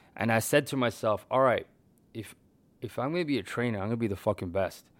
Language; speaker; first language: English; native; English